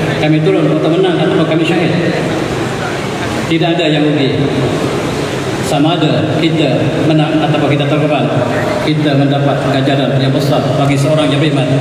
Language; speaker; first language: Malay; native; Malay